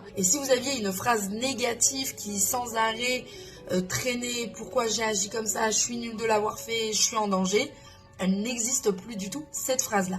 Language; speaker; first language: French; native; French